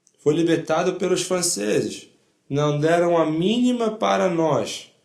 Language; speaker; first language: Portuguese; non-native, fluent; Polish